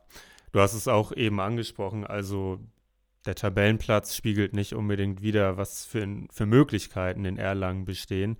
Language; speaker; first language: German; native; German